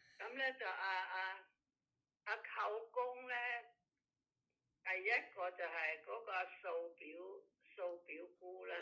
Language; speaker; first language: Cantonese; native; Cantonese